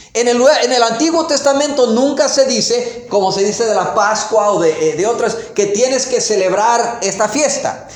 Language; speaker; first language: Spanish; non-native, fluent; English